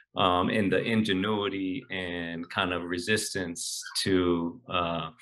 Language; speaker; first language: English; native; English